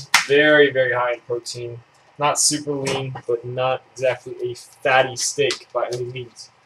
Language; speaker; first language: English; native; English